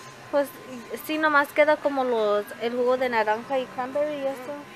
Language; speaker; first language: Spanish; early bilingual, heritage; Spanish